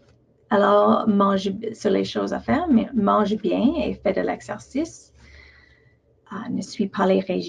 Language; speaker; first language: French; non-native, local second language; English